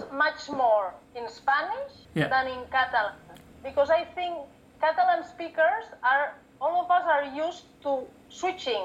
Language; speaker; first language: English; non-native, fluent; Catalan